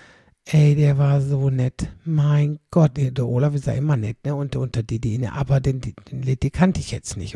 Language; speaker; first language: German; native; German